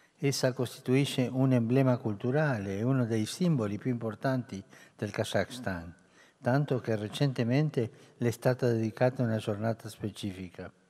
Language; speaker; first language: Italian; early bilingual, heritage; Spanish